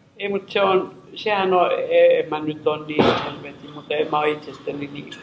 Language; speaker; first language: Finnish; non-native, local second language; Swedish